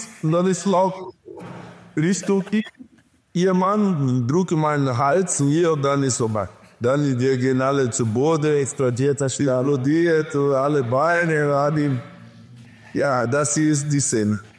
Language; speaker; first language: German; non-native, learner; Portuguese